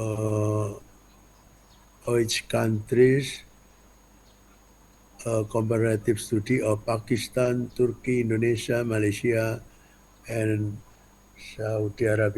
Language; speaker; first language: English; non-native, learner; Indonesian